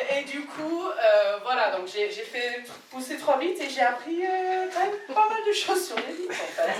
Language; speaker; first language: French; non-native, fluent; English